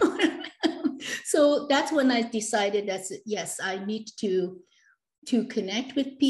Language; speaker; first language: English; non-native, local second language; Cantonese